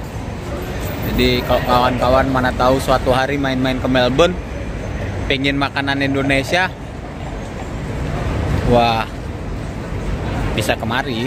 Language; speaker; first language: Indonesian; native; Indonesian